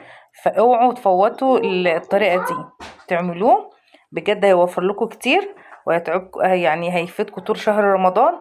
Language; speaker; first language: Arabic; native; Arabic